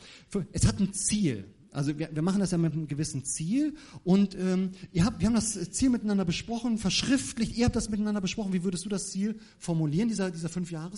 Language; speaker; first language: German; native; German